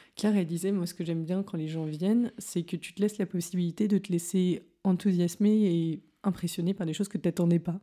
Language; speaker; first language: French; native; French